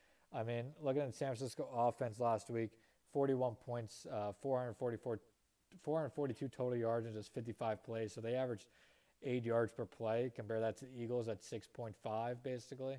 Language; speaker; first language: English; native; English